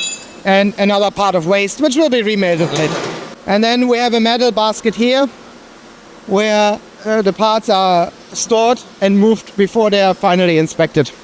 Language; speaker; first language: English; non-native, fluent; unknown